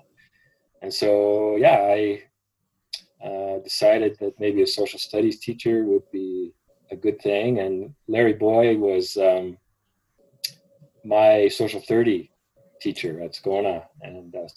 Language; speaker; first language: English; native; English